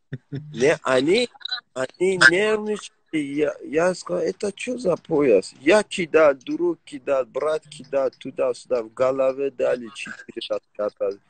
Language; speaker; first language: Russian; non-native, learner; Persian